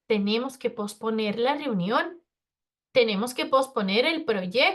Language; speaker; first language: Spanish; non-native, fluent; Portuguese